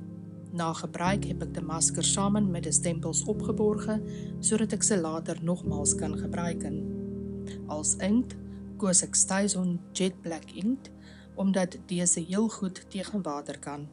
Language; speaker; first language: Dutch; native; Dutch